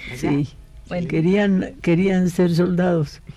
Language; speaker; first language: Spanish; native; Spanish